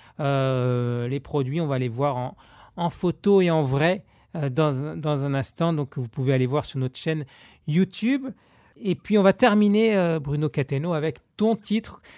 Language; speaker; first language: French; native; French